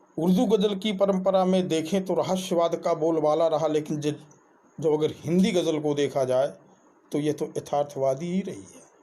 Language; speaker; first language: Hindi; native; Hindi